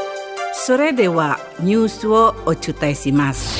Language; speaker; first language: Japanese; non-native, fluent; Indonesian